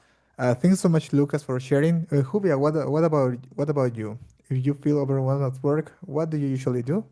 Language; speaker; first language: English; non-native, fluent; Portuguese